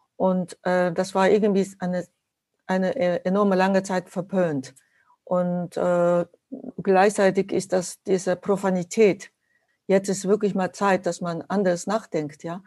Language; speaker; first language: German; non-native, fluent; Japanese